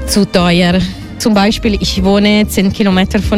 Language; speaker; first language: German; non-native, learner; Italian